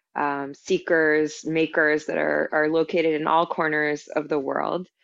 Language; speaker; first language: English; native; English